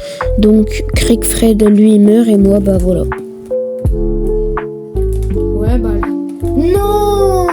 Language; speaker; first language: French; native; French